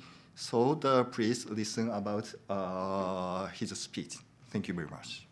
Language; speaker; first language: English; non-native, learner; Japanese